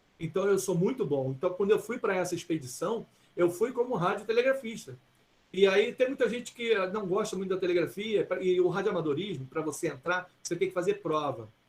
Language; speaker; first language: Portuguese; early bilingual, other home language; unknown